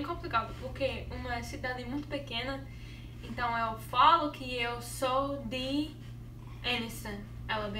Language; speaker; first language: Portuguese; non-native, learner; English